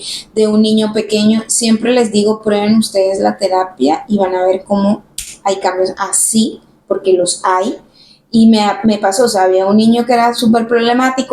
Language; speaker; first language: Spanish; native; Spanish